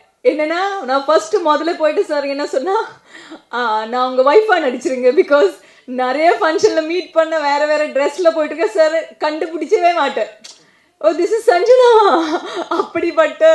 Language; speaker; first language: Tamil; non-native, fluent; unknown